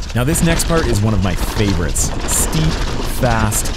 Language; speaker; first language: English; native; English